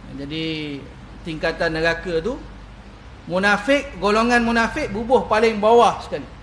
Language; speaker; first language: Malay; native; Malay